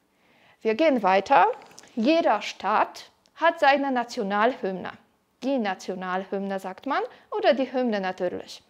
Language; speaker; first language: German; non-native, fluent; Polish